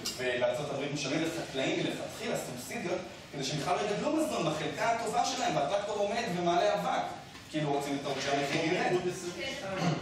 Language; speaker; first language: Hebrew; native; Hebrew